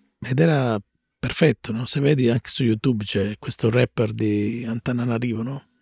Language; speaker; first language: Italian; native; Italian